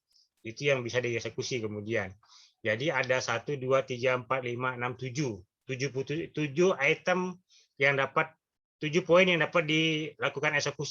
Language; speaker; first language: Indonesian; native; Indonesian